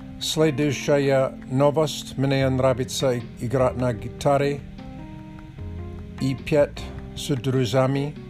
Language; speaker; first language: Russian; non-native, learner; English